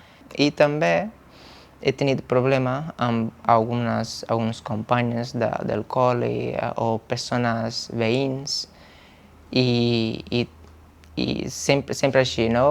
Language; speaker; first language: Catalan; non-native, fluent; Portuguese